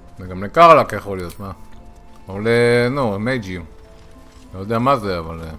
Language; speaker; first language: Hebrew; native; Hebrew